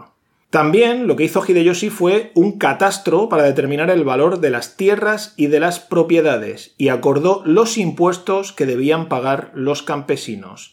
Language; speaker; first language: Spanish; native; Spanish